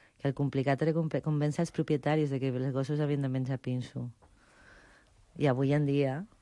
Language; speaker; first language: Catalan; non-native, local second language; Spanish